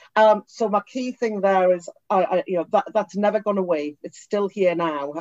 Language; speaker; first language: English; native; English